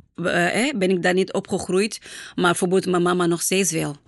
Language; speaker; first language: Dutch; non-native, fluent; Portuguese